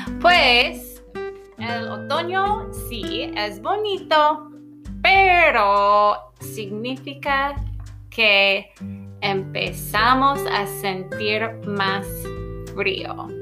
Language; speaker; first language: Spanish; non-native, fluent; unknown